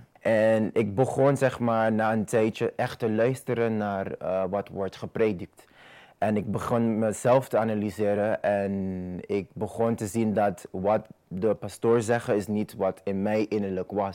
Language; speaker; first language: Dutch; non-native, fluent; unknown